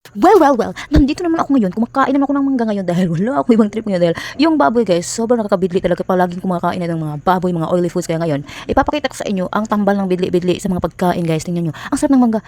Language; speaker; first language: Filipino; non-native, local second language; Cebuano